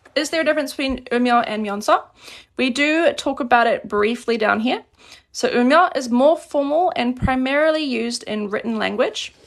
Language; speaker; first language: English; native; English